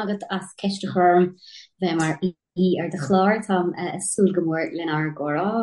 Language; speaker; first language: Irish; native; Irish